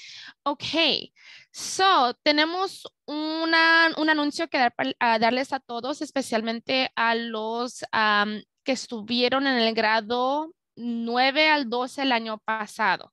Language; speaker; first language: Spanish; early bilingual, heritage; Spanish